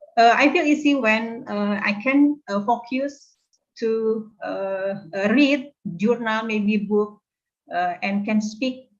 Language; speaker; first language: English; non-native, learner; Indonesian